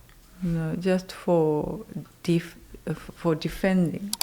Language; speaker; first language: English; non-native, learner; Japanese